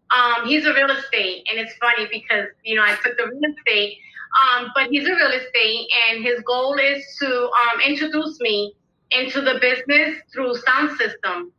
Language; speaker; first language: English; early bilingual, other home language; Spanish